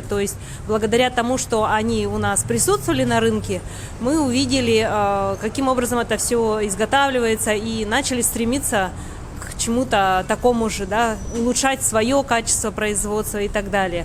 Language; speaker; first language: Russian; native; Russian